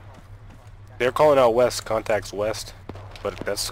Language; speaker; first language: English; native; English